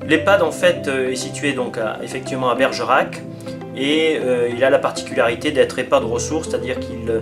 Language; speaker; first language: French; native; French